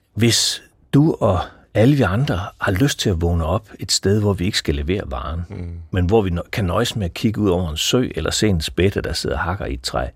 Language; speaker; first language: Danish; native; Danish